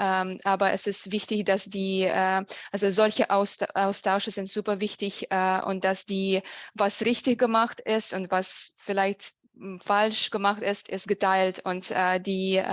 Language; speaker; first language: German; non-native, fluent; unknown